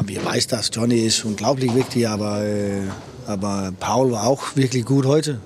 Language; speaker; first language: German; non-native, learner; Danish